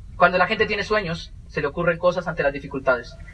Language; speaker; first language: Spanish; native; Spanish